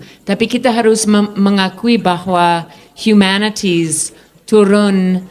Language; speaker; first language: Indonesian; non-native, fluent; English